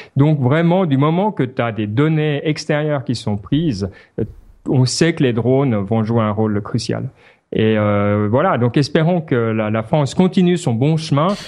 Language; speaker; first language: French; native; French